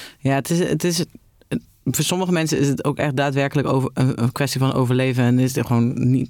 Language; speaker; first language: Dutch; native; Dutch